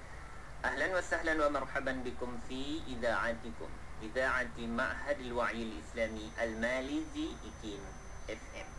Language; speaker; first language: Arabic; non-native, fluent; Malay